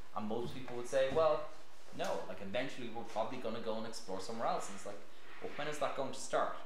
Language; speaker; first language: English; native; English